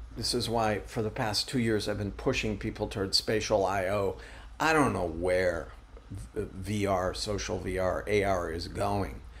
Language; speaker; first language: English; native; English